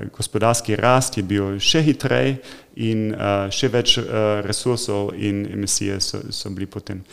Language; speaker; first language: Slovenian; non-native, fluent; German